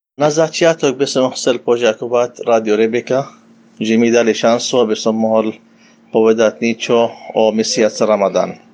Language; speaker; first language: Slovak; non-native, learner; Arabic